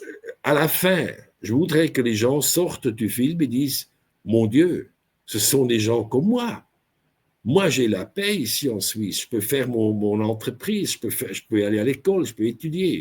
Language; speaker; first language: French; non-native, local second language; German